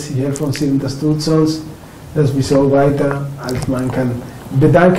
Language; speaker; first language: German; non-native, fluent; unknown